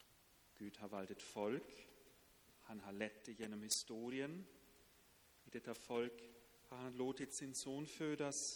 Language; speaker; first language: Swedish; non-native, fluent; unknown